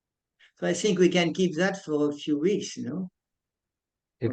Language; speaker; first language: English; non-native, fluent; French